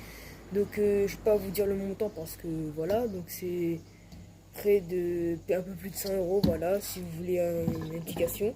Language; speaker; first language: French; native; French